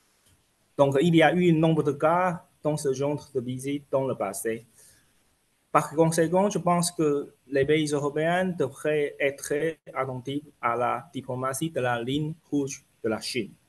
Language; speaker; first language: French; non-native, fluent; Chinese